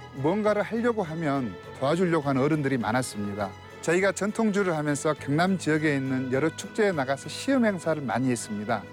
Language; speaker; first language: Korean; native; Korean